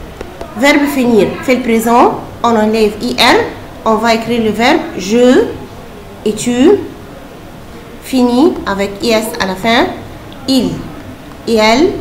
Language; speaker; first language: French; non-native, fluent; Arabic